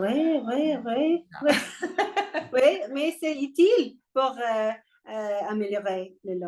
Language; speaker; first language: French; non-native, learner; English